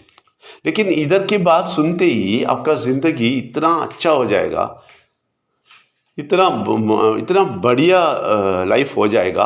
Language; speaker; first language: Hindi; non-native, local second language; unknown